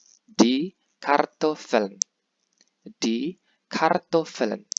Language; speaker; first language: German; non-native, fluent; Indonesian